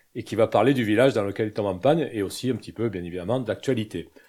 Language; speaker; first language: French; native; French